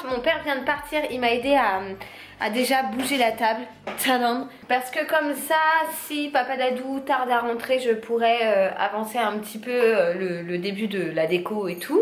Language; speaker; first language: French; native; French